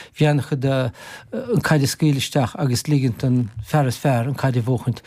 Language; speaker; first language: Irish; native; Irish